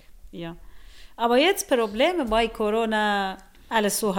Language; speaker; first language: German; non-native, learner; Arabic